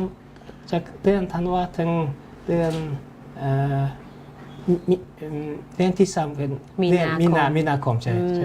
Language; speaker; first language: Thai; non-native, learner; Mongolian